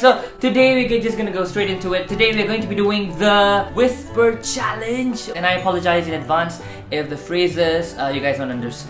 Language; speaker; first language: English; non-native, local second language; Malay